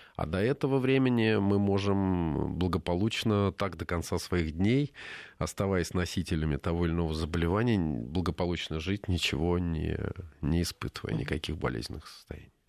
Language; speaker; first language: Russian; native; Russian